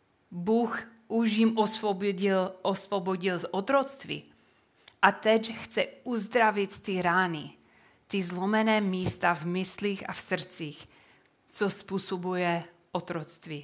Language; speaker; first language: Czech; non-native, fluent; English